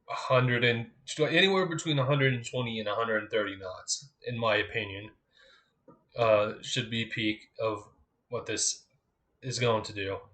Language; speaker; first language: English; native; English